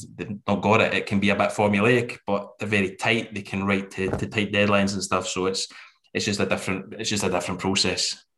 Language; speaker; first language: English; native; English